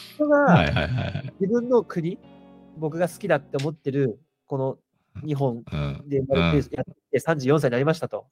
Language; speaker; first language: Japanese; native; Japanese